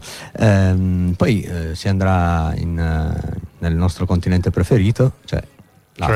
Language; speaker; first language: Italian; native; Italian